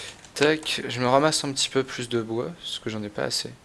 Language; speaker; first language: French; native; French